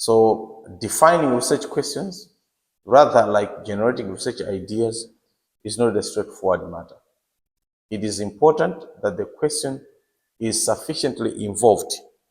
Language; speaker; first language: English; non-native, local second language; Nyanja